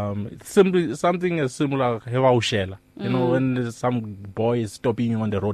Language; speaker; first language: English; non-native, local second language; Northern Sotho